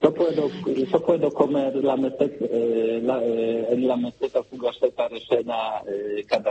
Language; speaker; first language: Spanish; non-native, learner; Polish